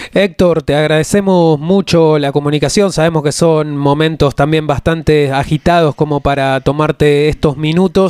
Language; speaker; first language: Spanish; native; Spanish